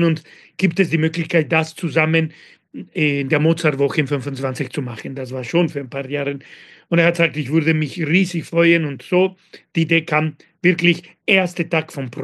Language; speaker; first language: German; non-native, fluent; Spanish